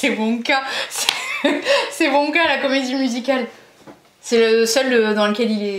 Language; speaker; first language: French; native; French